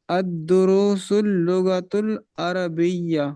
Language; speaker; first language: Arabic; non-native, learner; Urdu